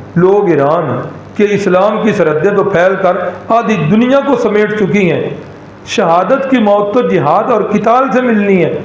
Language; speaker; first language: Urdu; non-native, local second language; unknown